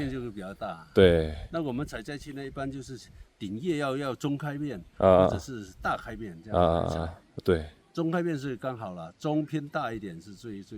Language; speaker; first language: Chinese; native; Chinese